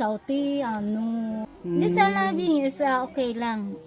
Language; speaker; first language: English; non-native, learner; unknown